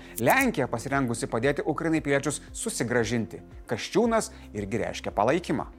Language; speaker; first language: Lithuanian; native; Lithuanian